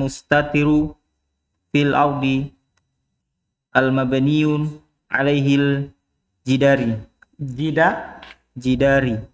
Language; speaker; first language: Arabic; non-native, learner; Indonesian